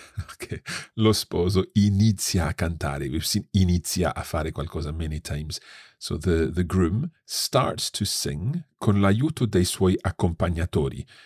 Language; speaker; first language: Italian; non-native, fluent; English